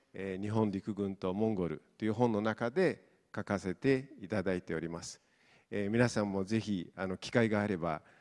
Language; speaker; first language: Japanese; non-native, fluent; Mongolian